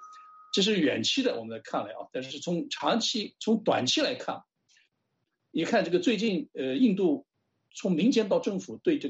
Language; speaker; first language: Chinese; native; Chinese